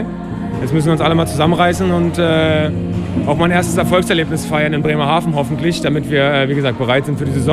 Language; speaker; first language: German; native; German